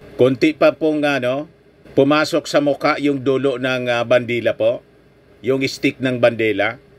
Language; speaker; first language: Filipino; native; Filipino